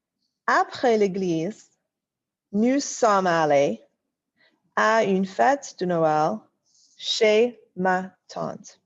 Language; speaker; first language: French; non-native, fluent; English